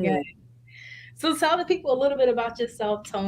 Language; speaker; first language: English; native; English